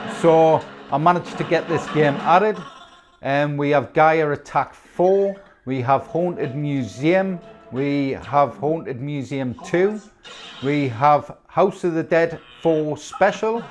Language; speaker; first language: English; native; English